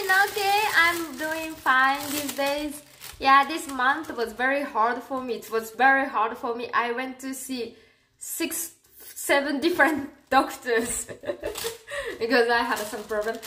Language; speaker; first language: English; non-native, fluent; Japanese